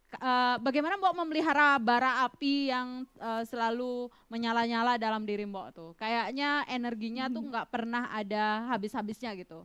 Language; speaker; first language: Indonesian; native; Indonesian